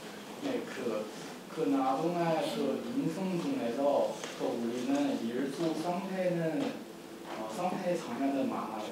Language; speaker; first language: Korean; non-native, learner; Chinese